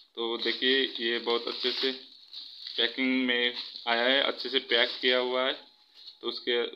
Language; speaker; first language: Hindi; non-native, local second language; Nepali